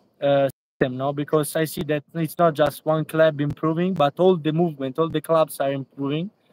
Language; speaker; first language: English; non-native, fluent; Italian